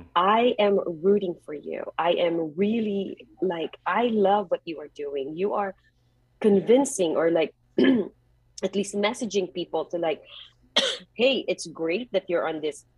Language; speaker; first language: English; non-native, local second language; Filipino